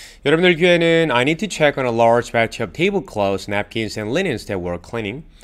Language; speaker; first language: English; non-native, fluent; Korean